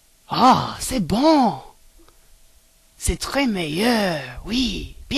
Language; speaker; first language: French; non-native, learner; English